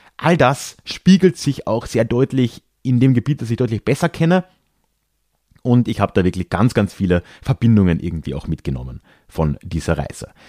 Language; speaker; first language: German; native; German